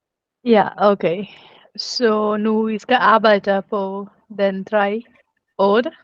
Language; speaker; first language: Danish; non-native, learner; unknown